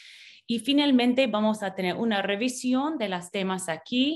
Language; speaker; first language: Spanish; non-native, fluent; English